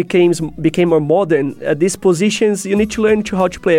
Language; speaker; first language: English; non-native, fluent; Portuguese